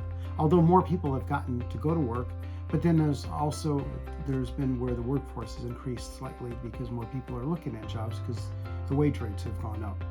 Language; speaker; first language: English; native; English